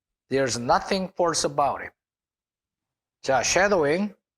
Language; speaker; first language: English; non-native, fluent; Korean